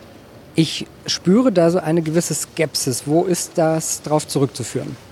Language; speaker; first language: German; native; German